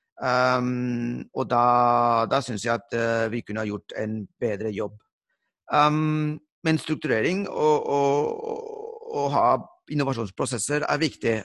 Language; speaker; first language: Norwegian; non-native, fluent; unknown